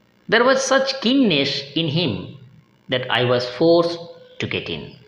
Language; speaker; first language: English; non-native, local second language; Bangla